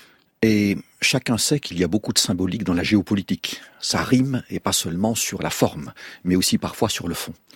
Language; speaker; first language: French; native; French